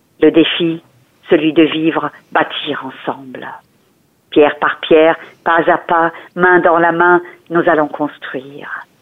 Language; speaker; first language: French; early bilingual, other home language; Persian